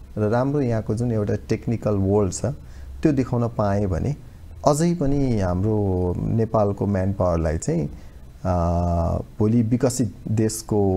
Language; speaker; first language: Nepali; native; Nepali